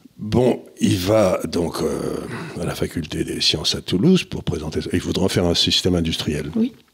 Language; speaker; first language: French; native; French